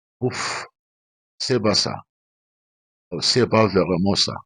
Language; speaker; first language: French; non-native, fluent; Arabic